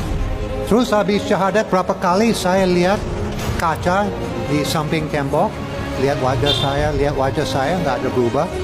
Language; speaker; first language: Indonesian; non-native, fluent; English